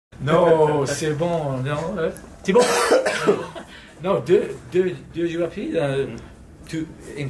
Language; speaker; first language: French; non-native, learner; English